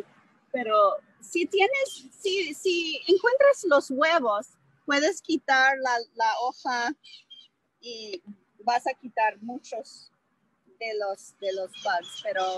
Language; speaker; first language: Spanish; non-native, fluent; English